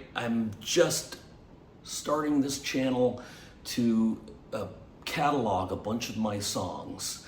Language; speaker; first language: English; native; English